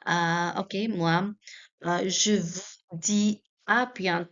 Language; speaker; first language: French; non-native, fluent; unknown